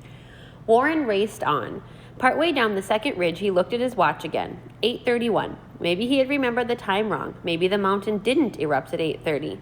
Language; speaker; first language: English; native; English